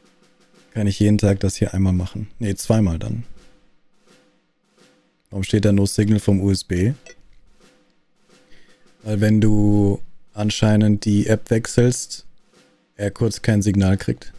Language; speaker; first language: German; native; German